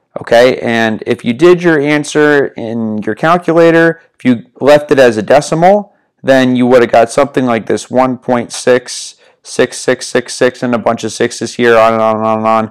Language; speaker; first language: English; native; English